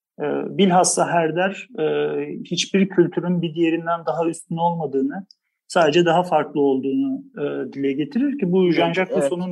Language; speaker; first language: Turkish; native; Turkish